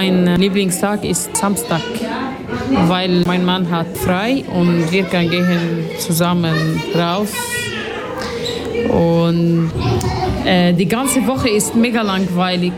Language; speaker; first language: German; non-native, learner; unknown